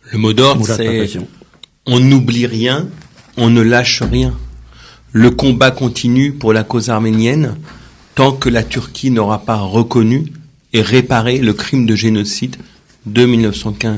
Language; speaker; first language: French; native; French